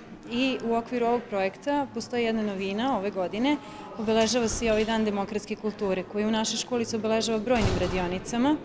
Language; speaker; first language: Serbian; native; Serbian